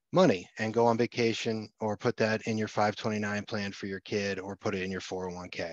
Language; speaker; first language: English; native; English